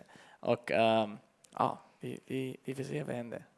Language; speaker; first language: Swedish; early bilingual, heritage; English